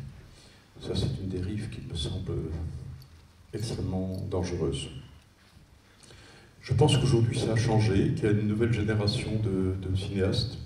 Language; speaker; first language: French; native; French